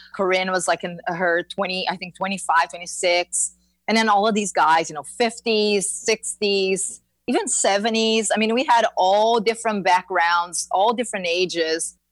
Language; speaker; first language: English; non-native, fluent; Portuguese